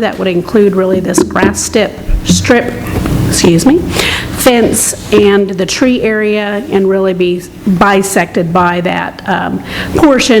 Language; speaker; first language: English; native; English